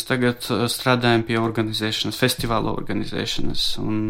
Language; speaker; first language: Latvian; non-native, local second language; Russian